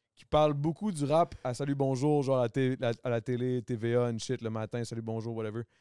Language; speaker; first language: French; native; French